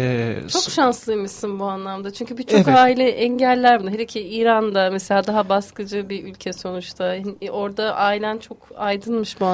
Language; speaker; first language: Turkish; native; Turkish